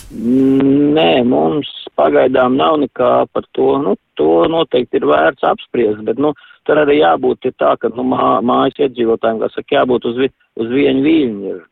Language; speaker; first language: Latvian; native; Latvian